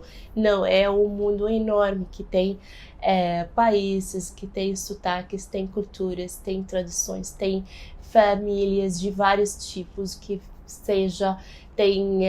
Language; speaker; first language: Portuguese; non-native, fluent; Arabic